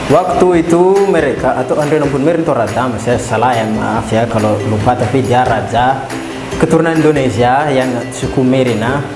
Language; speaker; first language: Malay; non-native, fluent; Malagasy